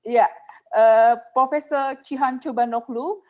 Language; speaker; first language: English; non-native, fluent; Indonesian